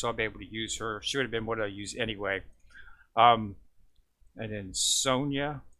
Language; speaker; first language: English; native; English